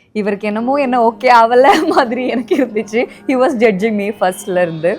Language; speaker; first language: Tamil; native; Tamil